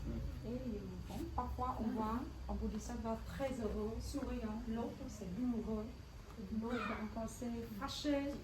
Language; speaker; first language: French; non-native, fluent; Vietnamese